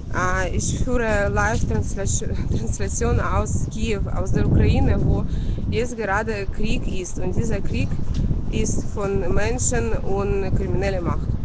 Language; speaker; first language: German; non-native, fluent; Russian